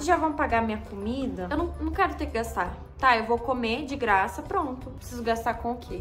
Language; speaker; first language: Portuguese; native; Portuguese